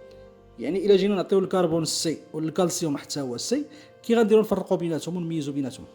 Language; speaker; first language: Arabic; native; Arabic